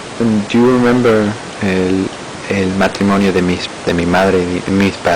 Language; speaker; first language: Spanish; early bilingual, heritage; English